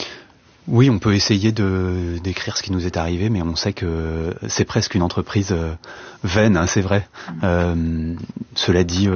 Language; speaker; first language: French; native; French